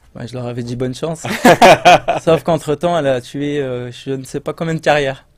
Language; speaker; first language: French; native; French